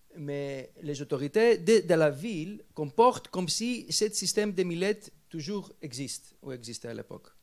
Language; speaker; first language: French; non-native, fluent; Greek